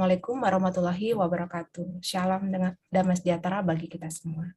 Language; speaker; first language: Indonesian; native; Indonesian